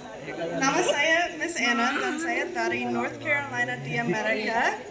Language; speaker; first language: Indonesian; non-native, learner; English